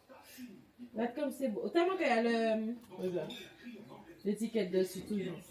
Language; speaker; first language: French; native; French